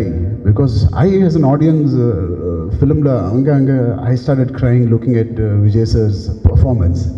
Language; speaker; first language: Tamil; non-native, learner; Telugu